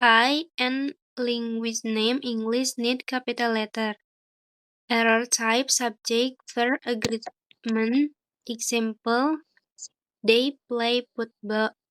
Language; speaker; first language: English; non-native, learner; Indonesian